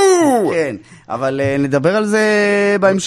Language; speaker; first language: Hebrew; native; Hebrew